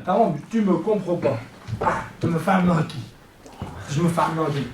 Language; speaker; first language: French; non-native, fluent; Kurdish